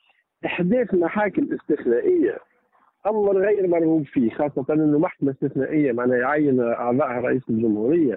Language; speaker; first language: Arabic; native; Arabic